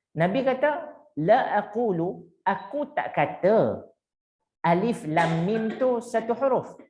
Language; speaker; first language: Malay; native; Malay